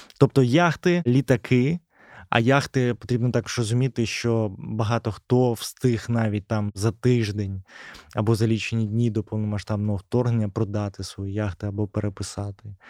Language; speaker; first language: Ukrainian; native; Ukrainian